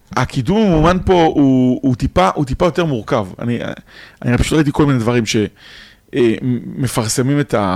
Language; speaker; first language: Hebrew; native; Hebrew